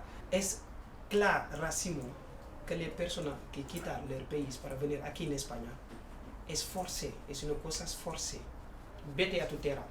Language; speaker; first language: Spanish; non-native, local second language; Wolof